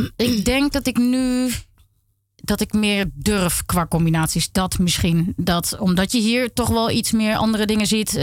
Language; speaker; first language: Dutch; native; Dutch